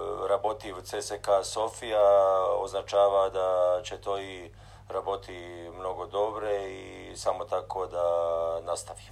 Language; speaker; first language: Bulgarian; non-native, learner; Croatian